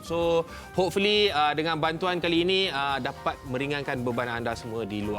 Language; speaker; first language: Malay; native; Malay